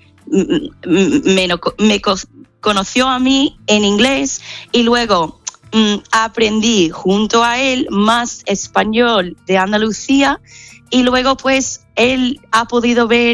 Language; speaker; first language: Spanish; non-native, fluent; English